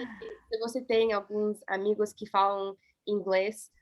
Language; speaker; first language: Portuguese; non-native, fluent; English